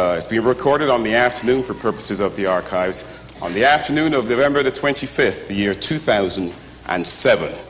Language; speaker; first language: English; native; English